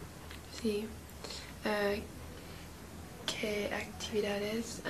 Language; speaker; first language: Spanish; non-native, learner; English